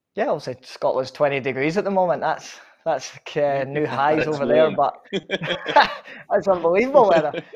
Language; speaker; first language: English; native; English